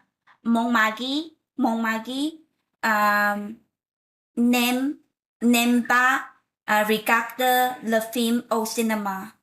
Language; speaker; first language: French; non-native, learner; Vietnamese